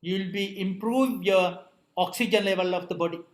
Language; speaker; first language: English; non-native, local second language; Sinhala